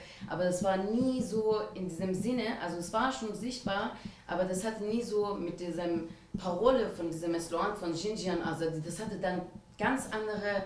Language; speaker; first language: German; non-native, fluent; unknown